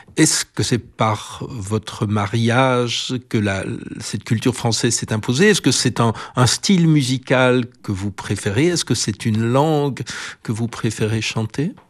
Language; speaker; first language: French; native; French